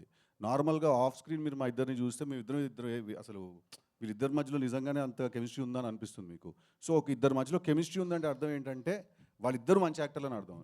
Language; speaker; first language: Telugu; native; Telugu